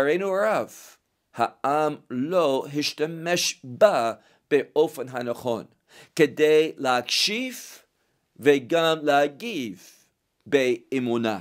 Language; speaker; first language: Hebrew; non-native, fluent; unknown